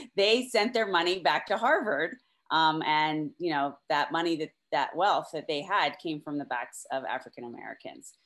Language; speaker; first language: English; native; English